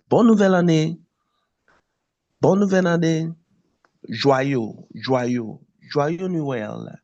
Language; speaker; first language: French; non-native, fluent; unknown